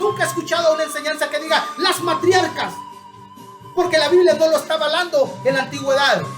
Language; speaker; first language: Spanish; native; Spanish